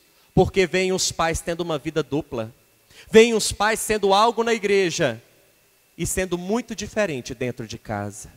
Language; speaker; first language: Portuguese; native; Portuguese